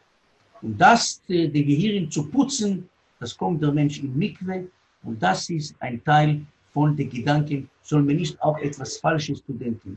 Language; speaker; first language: German; non-native, learner; Hebrew